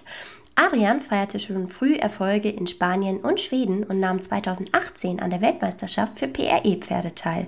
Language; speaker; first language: German; native; German